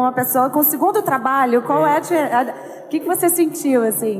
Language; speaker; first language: Portuguese; native; Portuguese